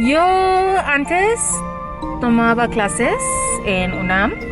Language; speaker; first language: Spanish; non-native, learner; English